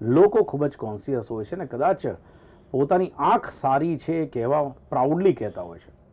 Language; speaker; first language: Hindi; non-native, local second language; Gujarati